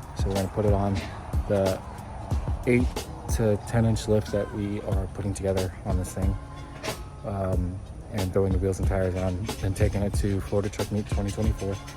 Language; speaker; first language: English; native; English